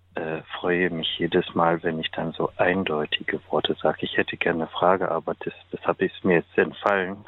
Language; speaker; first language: German; native; German